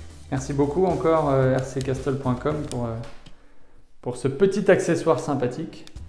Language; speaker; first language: French; native; French